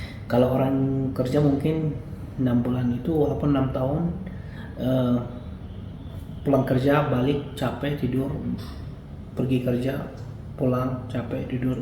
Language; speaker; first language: Indonesian; non-native, fluent; Arabic